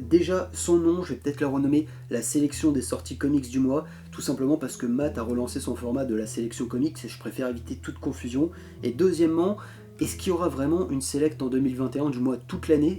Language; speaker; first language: French; native; French